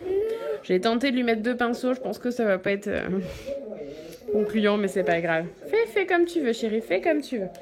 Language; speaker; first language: French; native; French